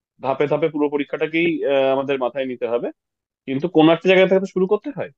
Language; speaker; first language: Bangla; native; Bangla